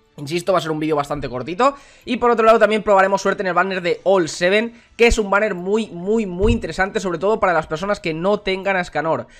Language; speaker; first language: Spanish; native; Spanish